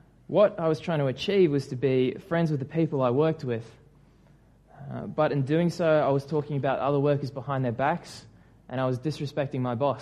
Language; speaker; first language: English; native; English